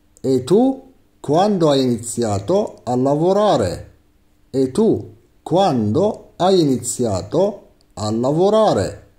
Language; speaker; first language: Italian; non-native, fluent; Arabic